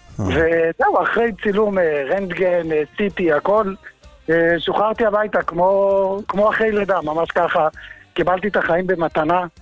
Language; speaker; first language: Hebrew; native; Hebrew